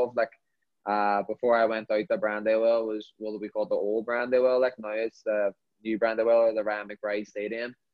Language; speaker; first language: English; native; English